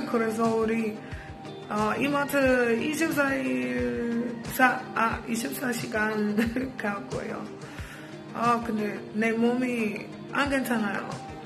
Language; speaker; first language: Korean; non-native, learner; English